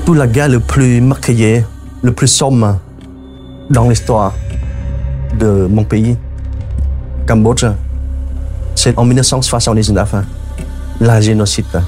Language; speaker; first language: French; non-native, fluent; Khmer